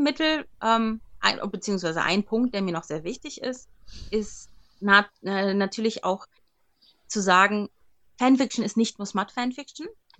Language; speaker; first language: German; native; German